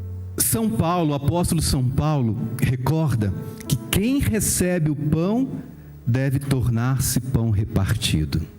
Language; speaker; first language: Portuguese; native; Portuguese